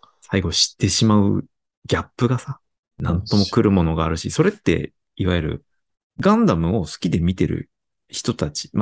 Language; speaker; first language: Japanese; native; Japanese